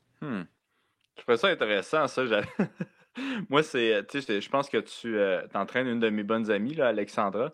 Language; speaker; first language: French; native; French